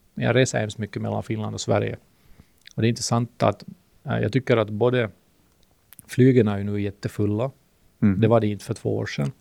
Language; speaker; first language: Swedish; native; Swedish